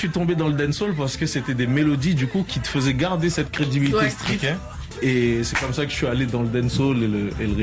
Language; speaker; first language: French; early bilingual, other home language; Ngazidja Comorian